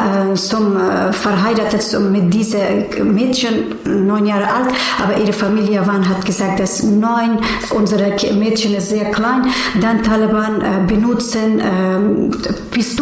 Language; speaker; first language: German; non-native, learner; Persian